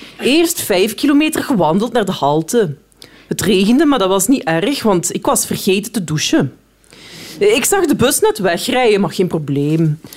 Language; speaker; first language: Dutch; native; Dutch